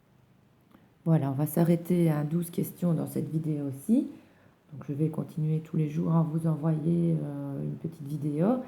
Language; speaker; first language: French; native; French